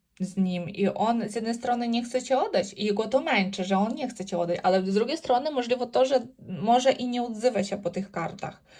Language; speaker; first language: Polish; non-native, learner; Ukrainian